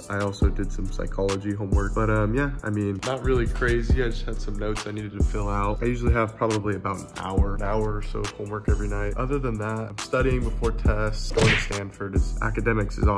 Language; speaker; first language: English; native; English